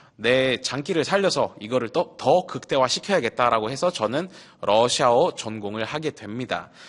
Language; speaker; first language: Korean; early bilingual, heritage; Russian